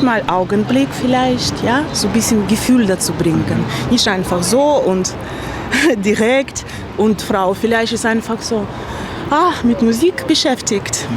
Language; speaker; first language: German; non-native, learner; Russian